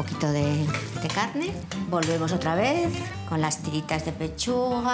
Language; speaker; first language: Spanish; native; Spanish